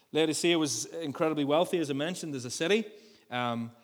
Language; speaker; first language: English; native; English